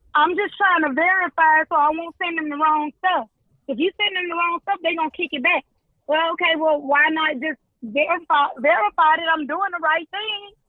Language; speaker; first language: English; native; English